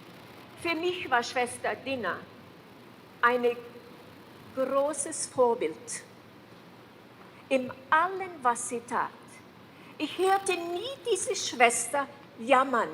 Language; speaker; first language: German; early bilingual, heritage; German